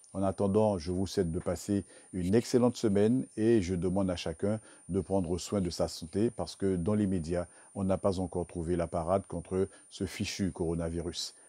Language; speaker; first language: French; native; French